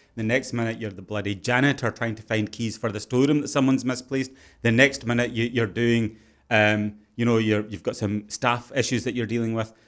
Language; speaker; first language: English; early bilingual, other home language; Urdu